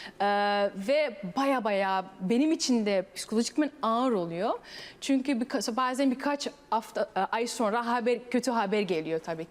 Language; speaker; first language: Turkish; early bilingual, heritage; Turkish